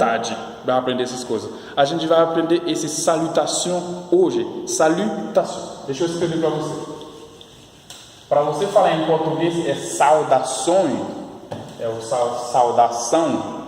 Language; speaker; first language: Portuguese; non-native, fluent; Haitian Creole